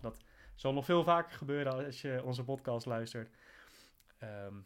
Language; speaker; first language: Dutch; native; Dutch